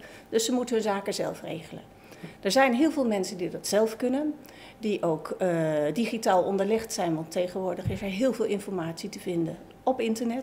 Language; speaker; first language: Dutch; native; Dutch